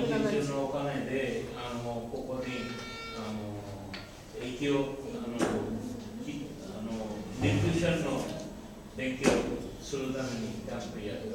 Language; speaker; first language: Japanese; non-native, learner; Bangla